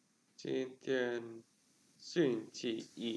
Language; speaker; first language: Chinese; non-native, learner; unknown